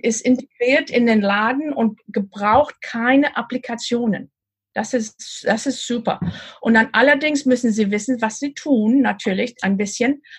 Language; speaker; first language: German; non-native, learner; English